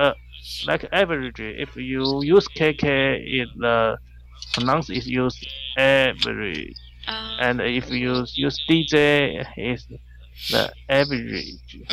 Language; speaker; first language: English; non-native, learner; Chinese